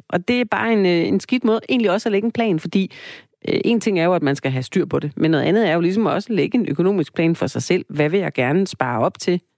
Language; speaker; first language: Danish; native; Danish